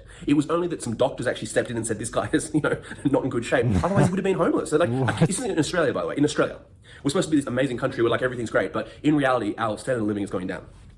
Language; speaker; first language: English; native; English